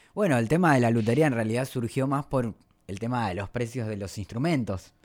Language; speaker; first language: Spanish; native; Spanish